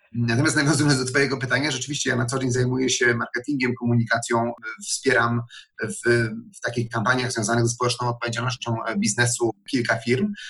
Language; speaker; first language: Polish; native; Polish